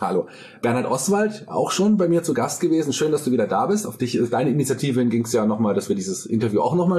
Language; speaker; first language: German; native; German